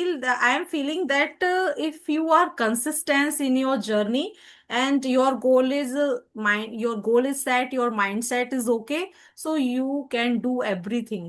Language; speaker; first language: English; non-native, learner; Hindi